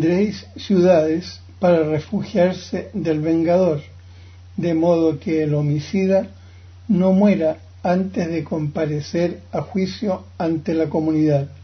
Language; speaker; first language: Spanish; native; Spanish